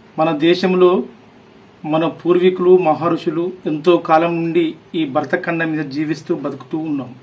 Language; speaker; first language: Telugu; native; Telugu